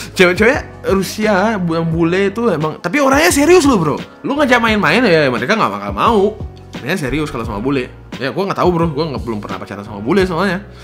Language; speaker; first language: Indonesian; non-native, fluent; Russian